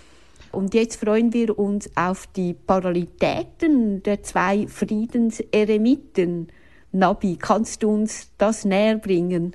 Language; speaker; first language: German; native; German